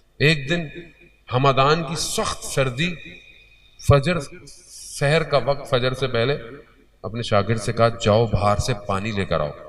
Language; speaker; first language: Urdu; early bilingual, heritage; Urdu